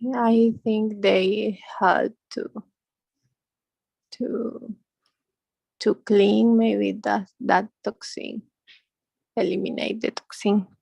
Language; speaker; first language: English; non-native, learner; Spanish